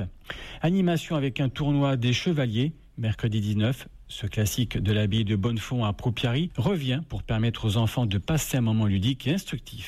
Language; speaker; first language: French; native; French